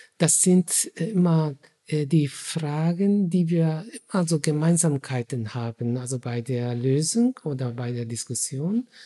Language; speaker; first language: German; non-native, fluent; Japanese